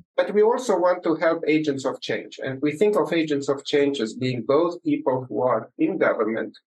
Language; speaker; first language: English; early bilingual, other home language; Romanian